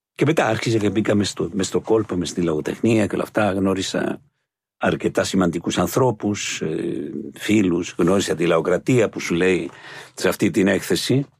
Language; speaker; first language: Greek; non-native, fluent; Spanish